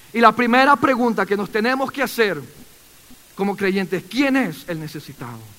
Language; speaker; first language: Spanish; native; Spanish